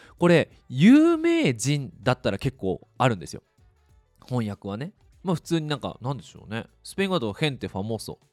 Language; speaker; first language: Japanese; native; Japanese